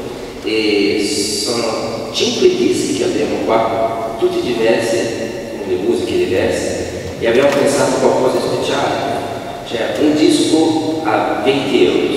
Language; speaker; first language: Italian; non-native, fluent; Portuguese